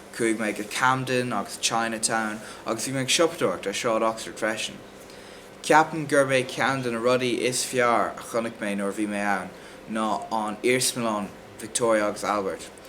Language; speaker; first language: Irish; non-native, local second language; English